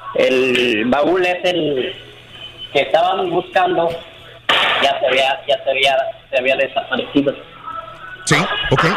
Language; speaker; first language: Spanish; native; Spanish